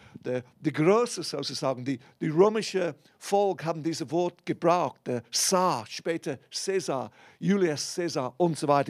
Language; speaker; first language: German; non-native, fluent; English